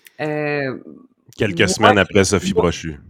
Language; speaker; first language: French; native; French